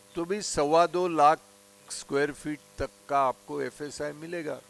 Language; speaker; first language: Hindi; non-native, local second language; Marathi